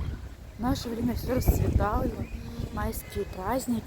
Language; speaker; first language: Russian; non-native, local second language; Azerbaijani